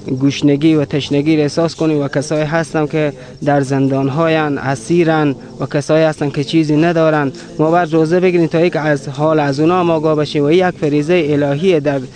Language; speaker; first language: Persian; native; Persian